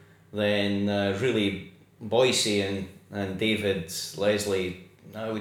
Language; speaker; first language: English; native; English